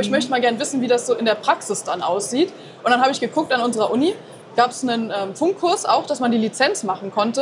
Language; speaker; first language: German; native; German